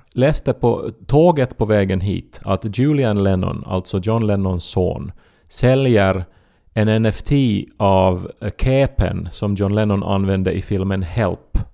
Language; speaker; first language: Swedish; native; Swedish